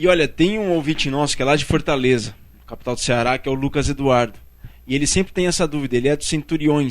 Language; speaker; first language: Portuguese; native; Portuguese